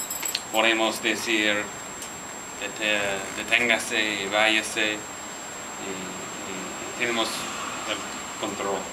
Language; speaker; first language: Spanish; non-native, learner; English